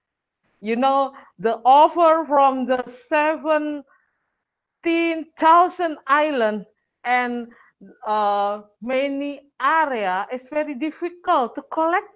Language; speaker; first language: English; non-native, learner; Indonesian